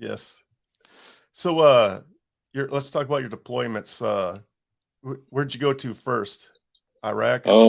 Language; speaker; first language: English; native; English